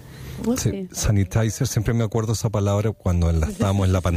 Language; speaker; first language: Spanish; native; Spanish